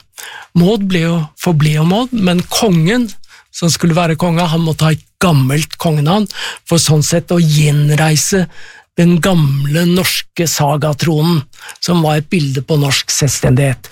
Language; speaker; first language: Norwegian; native; Norwegian